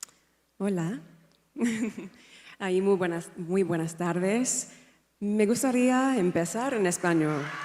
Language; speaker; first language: Spanish; non-native, learner; English